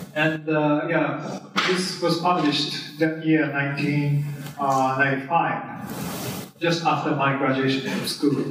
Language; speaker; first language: English; non-native, fluent; Japanese